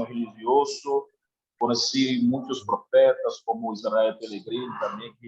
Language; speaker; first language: Spanish; non-native, learner; Portuguese